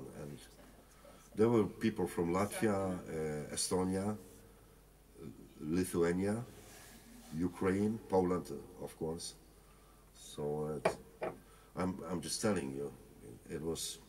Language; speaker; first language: English; non-native, fluent; Polish